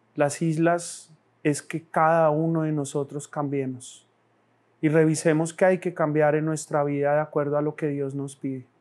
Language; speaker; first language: Spanish; native; Spanish